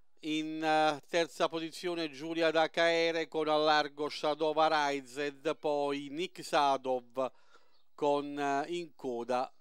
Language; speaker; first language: Italian; native; Italian